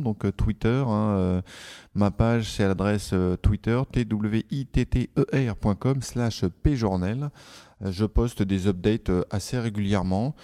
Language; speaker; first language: French; native; French